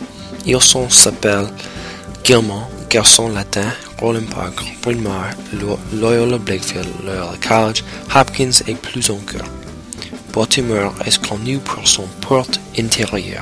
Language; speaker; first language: French; non-native, learner; English